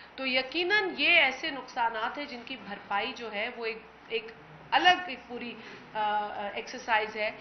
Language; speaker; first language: Urdu; non-native, local second language; Sindhi